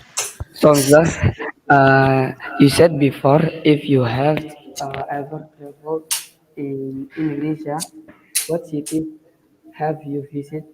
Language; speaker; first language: English; non-native, learner; Indonesian